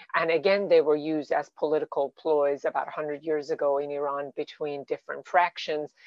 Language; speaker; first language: English; non-native, fluent; Persian